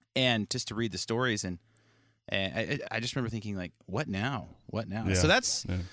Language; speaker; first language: English; native; English